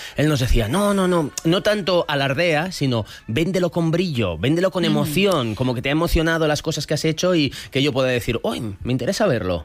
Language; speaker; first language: Spanish; native; Spanish